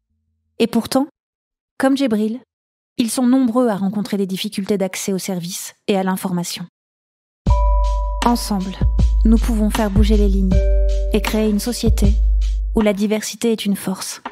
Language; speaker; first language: French; native; French